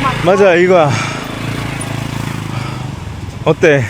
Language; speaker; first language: Korean; native; Korean